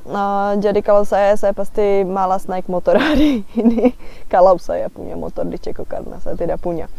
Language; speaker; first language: Indonesian; non-native, fluent; Czech